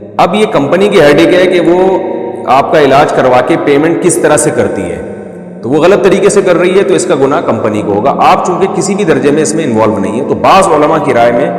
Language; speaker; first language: Urdu; native; Urdu